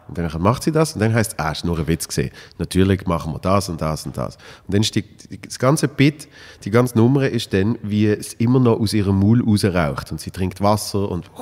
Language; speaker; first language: German; native; German